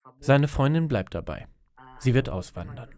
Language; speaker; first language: German; native; German